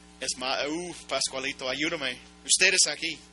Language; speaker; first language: Spanish; non-native, learner; English